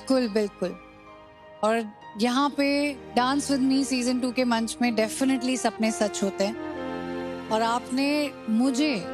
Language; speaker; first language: Hindi; native; Hindi